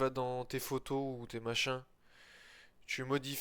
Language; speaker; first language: French; native; French